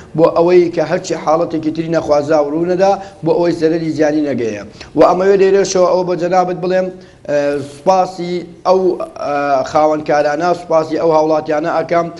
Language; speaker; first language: Central Kurdish; native; Central Kurdish